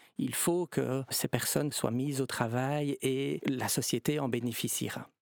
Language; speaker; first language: French; native; French